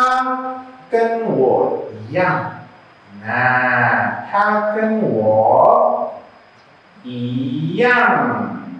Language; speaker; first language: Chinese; non-native, fluent; Indonesian